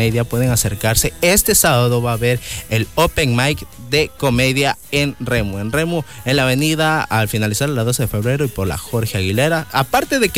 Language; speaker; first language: Spanish; native; Spanish